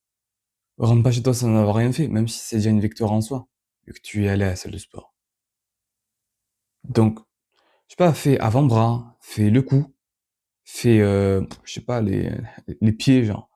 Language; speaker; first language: French; native; French